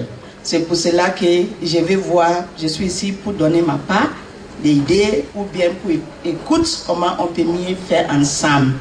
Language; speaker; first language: French; non-native, learner; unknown